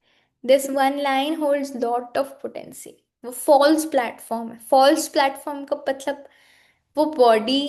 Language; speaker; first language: Hindi; native; Hindi